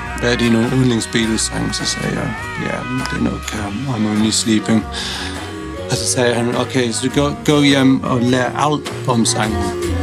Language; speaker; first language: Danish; non-native, fluent; English